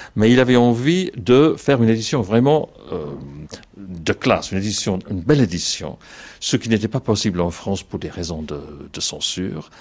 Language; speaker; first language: French; non-native, fluent; English